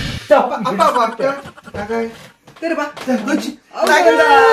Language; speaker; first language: Korean; native; Korean